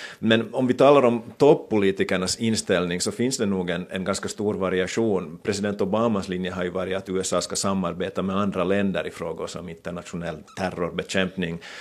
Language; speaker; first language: Swedish; native; Swedish